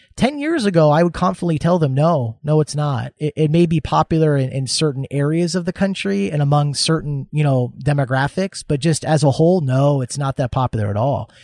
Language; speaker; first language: English; native; English